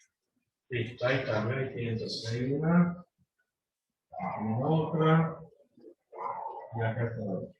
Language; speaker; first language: Spanish; native; Spanish